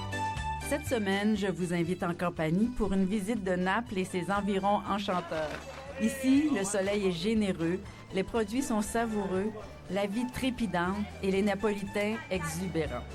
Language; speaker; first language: French; native; French